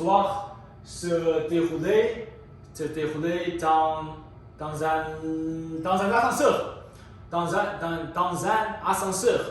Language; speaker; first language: French; non-native, learner; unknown